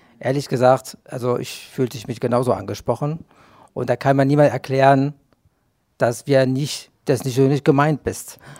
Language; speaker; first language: German; non-native, fluent; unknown